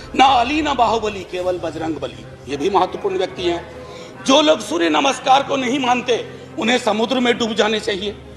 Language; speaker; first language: Hindi; native; Hindi